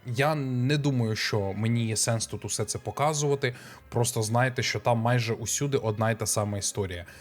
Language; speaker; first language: Ukrainian; native; Ukrainian